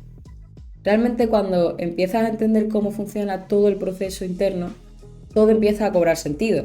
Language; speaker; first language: Spanish; native; Spanish